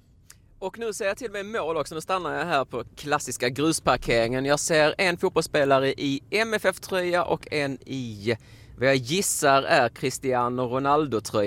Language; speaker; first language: Swedish; native; Swedish